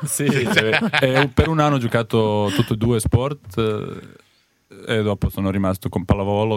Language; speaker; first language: Italian; non-native, learner; Serbian